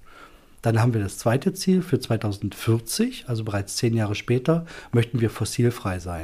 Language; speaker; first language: German; native; German